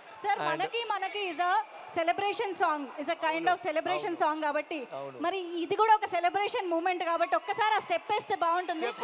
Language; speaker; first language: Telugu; native; Telugu